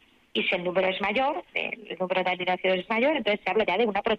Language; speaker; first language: Spanish; native; Spanish